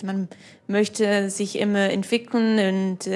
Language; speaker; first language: German; non-native, fluent; English